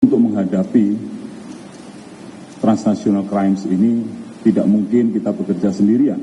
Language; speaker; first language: Indonesian; native; Indonesian